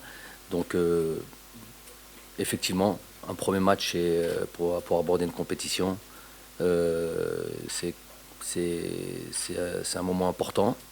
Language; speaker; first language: French; native; French